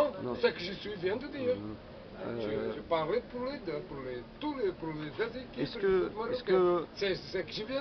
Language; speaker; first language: French; non-native, fluent; Portuguese